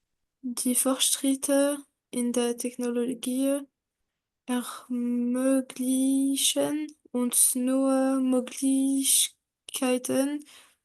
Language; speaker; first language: German; non-native, learner; French